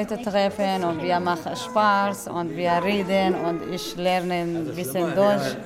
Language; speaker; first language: German; non-native, learner; Arabic